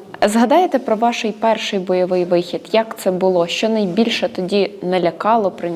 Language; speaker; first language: Ukrainian; native; Ukrainian